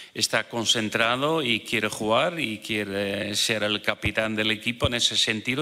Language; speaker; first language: Spanish; non-native, fluent; Dutch